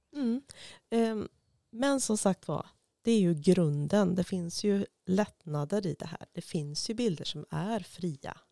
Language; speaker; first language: Swedish; native; Swedish